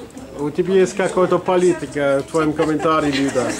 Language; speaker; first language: Russian; non-native, fluent; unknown